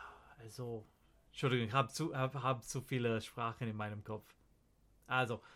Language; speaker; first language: German; non-native, learner; English